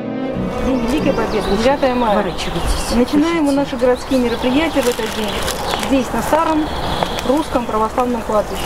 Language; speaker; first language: Russian; native; Russian